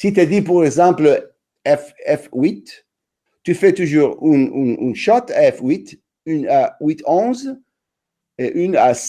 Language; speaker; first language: French; non-native, fluent; Italian